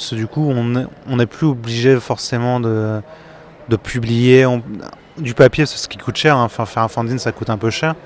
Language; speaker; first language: French; native; French